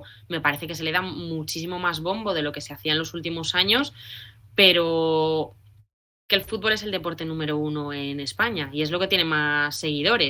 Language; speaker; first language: Spanish; native; Spanish